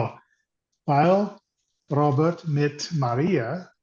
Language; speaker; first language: German; non-native, learner; English